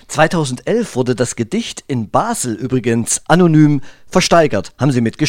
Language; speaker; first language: German; native; German